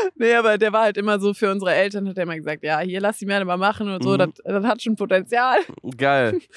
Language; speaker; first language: German; native; German